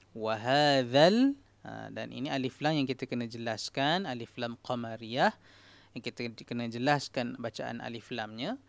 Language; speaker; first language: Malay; native; Malay